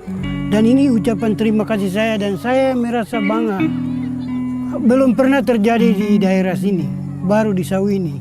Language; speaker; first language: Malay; non-native, local second language; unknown